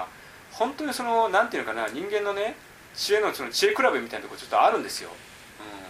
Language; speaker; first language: Japanese; native; Japanese